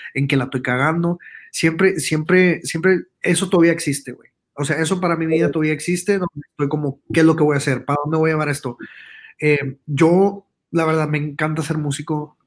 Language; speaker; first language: Spanish; early bilingual, heritage; Spanish